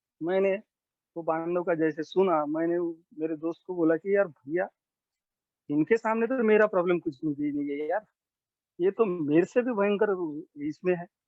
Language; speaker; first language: Hindi; non-native, local second language; Marathi